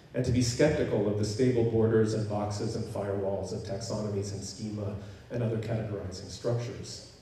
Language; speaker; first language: English; native; English